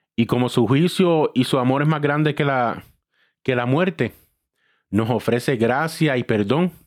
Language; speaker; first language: Spanish; early bilingual, heritage; Spanish